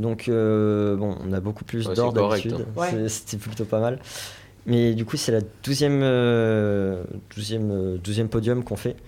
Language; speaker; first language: French; native; French